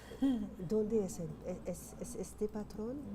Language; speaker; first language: Spanish; non-native, fluent; French